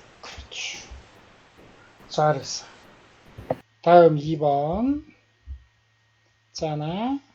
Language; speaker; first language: Korean; native; Korean